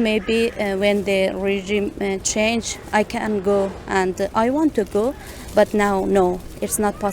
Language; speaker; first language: English; non-native, learner; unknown